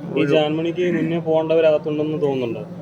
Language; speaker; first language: Malayalam; native; Malayalam